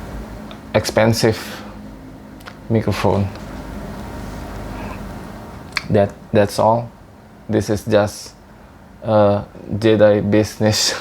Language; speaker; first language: English; non-native, learner; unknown